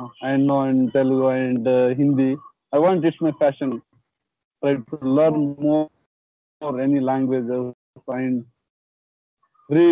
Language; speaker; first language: English; non-native, learner; Kannada